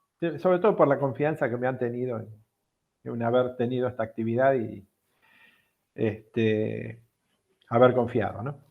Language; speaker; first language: Spanish; native; Spanish